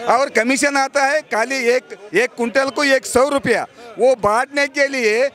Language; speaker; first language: Hindi; native; Hindi